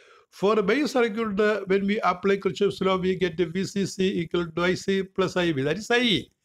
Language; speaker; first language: English; non-native, local second language; Malayalam